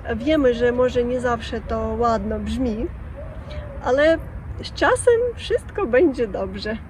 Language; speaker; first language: Polish; non-native, learner; Russian